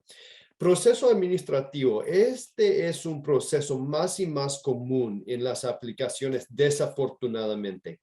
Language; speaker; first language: Spanish; non-native, fluent; English